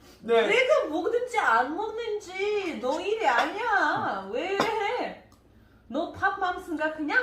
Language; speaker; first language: Korean; non-native, learner; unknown